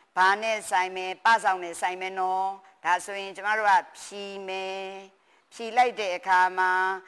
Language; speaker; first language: Burmese; native; Burmese